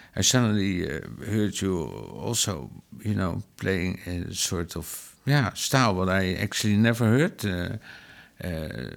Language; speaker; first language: English; non-native, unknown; Dutch